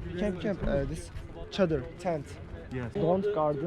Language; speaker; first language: English; non-native, learner; Turkish